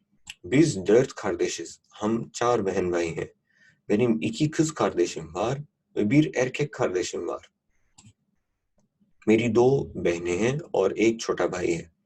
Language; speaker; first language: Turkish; non-native, fluent; Urdu